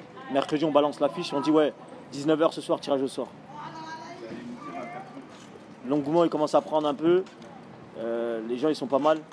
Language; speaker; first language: French; native; French